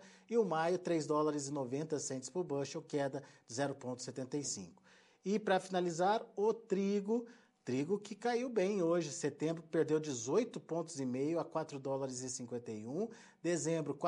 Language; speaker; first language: Portuguese; native; Portuguese